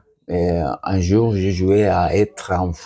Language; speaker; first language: French; non-native, learner; Spanish